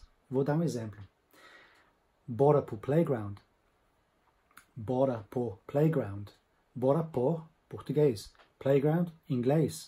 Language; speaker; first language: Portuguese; non-native, fluent; English